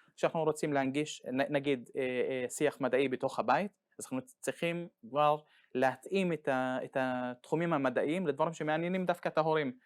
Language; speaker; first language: Hebrew; non-native, local second language; Arabic